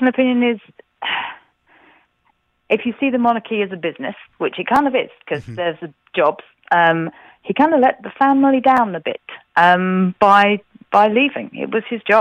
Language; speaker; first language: English; native; English